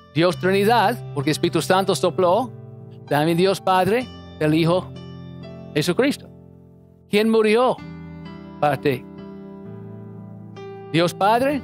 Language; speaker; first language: Spanish; non-native, fluent; English